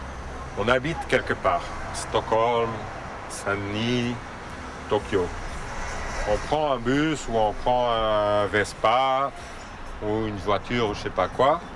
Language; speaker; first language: French; non-native, fluent; Portuguese